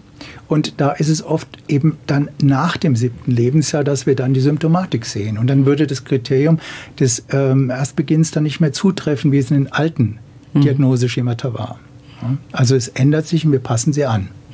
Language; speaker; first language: German; native; German